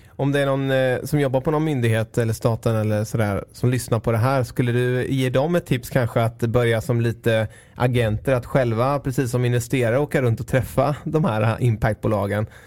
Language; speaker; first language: Swedish; native; Swedish